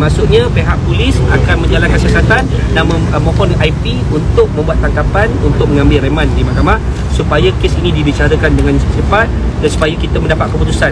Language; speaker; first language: Malay; native; Malay